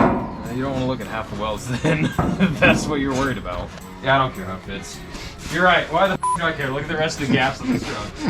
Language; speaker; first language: English; native; English